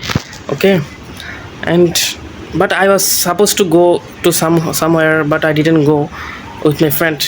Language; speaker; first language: English; non-native, learner; Bangla